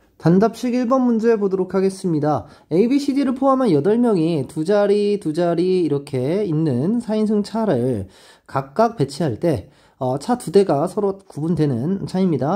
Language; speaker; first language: Korean; native; Korean